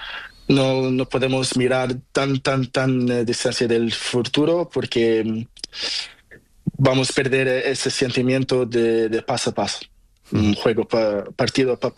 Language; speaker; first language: Spanish; non-native, learner; Portuguese